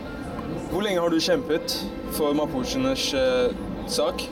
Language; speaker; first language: Norwegian; native; Norwegian